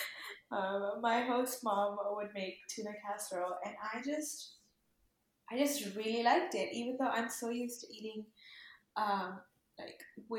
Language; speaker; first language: English; non-native, local second language; Urdu